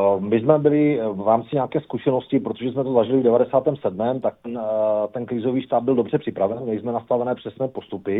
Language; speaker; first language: Czech; native; Czech